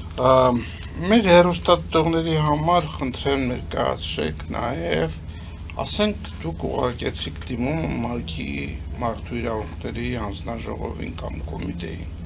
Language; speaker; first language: Armenian; native; Armenian